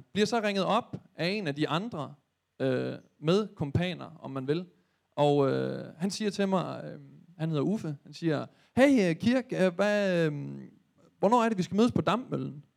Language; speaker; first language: Danish; native; Danish